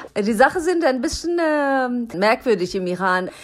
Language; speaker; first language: German; non-native, learner; Persian